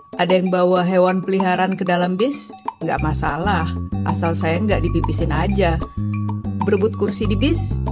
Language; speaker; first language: Indonesian; native; Indonesian